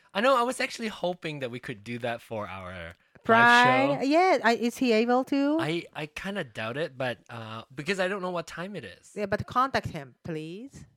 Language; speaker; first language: English; non-native, fluent; Japanese